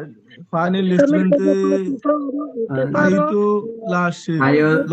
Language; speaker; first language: Italian; non-native, learner; Bangla